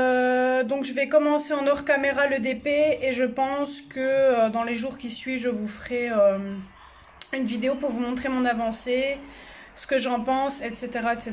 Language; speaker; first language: French; native; French